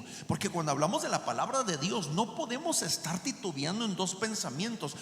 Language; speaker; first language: Spanish; native; Spanish